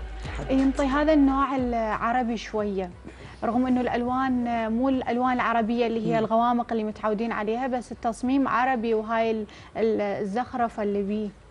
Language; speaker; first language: Arabic; native; Arabic